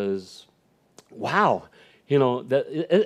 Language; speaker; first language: English; non-native, fluent; French